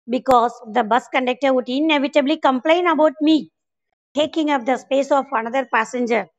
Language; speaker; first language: English; non-native, local second language; Tamil